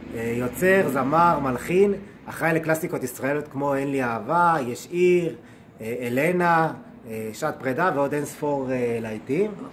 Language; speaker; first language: Hebrew; native; Hebrew